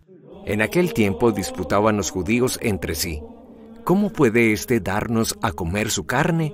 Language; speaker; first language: Spanish; native; Spanish